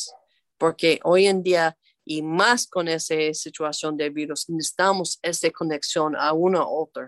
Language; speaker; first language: Spanish; non-native, fluent; English